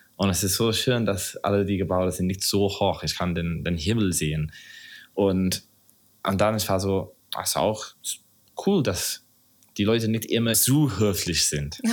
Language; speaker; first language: German; non-native, fluent; English